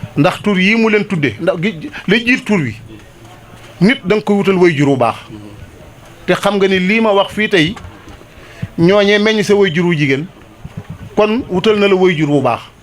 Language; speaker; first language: Wolof; native; Wolof